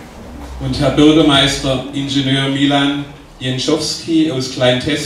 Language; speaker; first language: German; native; German